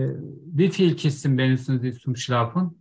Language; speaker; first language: German; non-native, learner; Turkish